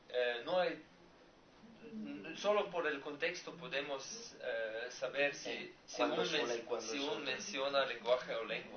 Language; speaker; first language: Spanish; non-native, learner; Slovenian